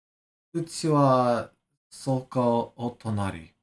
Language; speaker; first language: Japanese; non-native, learner; English